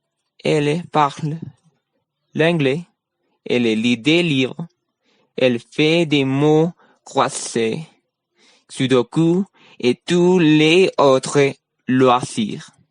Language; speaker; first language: French; non-native, learner; Spanish